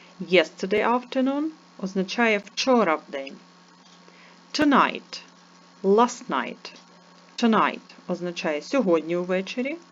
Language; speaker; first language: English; non-native, fluent; Ukrainian